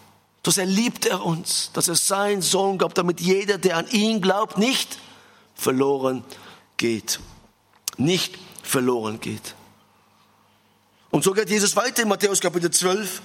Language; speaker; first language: German; non-native, fluent; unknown